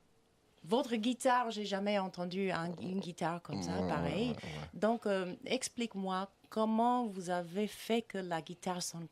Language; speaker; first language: French; non-native, fluent; English